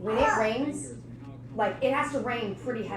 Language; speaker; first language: English; native; English